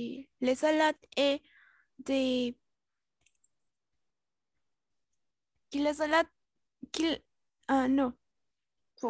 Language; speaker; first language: French; non-native, learner; Spanish